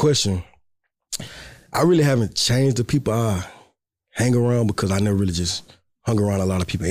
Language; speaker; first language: English; native; English